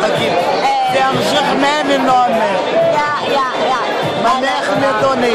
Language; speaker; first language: French; non-native, learner; Portuguese